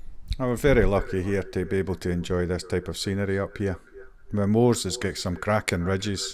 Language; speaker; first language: English; native; English